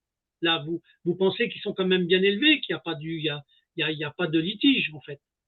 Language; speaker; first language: French; native; French